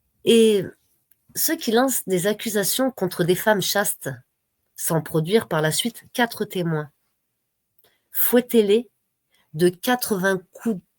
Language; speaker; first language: French; native; French